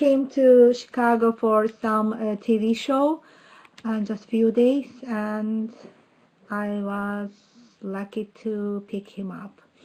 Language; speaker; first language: English; non-native, learner; Turkish